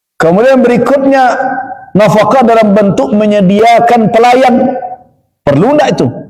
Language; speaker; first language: Malay; non-native, local second language; Minangkabau